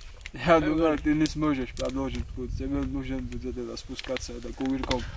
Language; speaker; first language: Russian; non-native, fluent; Georgian